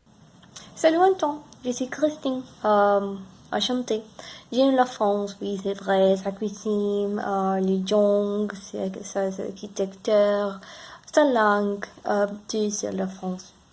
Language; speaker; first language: French; non-native, learner; Spanish